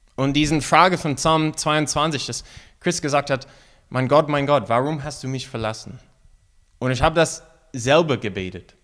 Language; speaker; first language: German; non-native, fluent; English